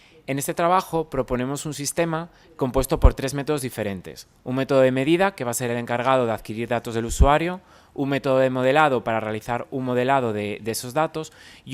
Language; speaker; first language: Spanish; native; Spanish